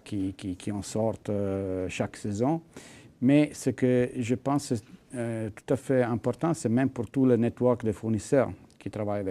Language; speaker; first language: French; non-native, fluent; Italian